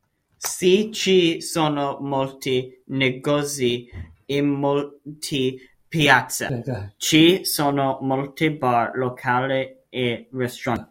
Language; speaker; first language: Italian; non-native, learner; English